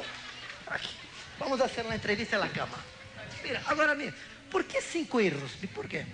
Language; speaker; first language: Spanish; non-native, learner; Portuguese